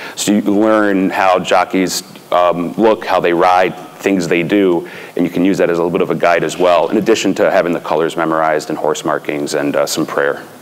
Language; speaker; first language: English; native; English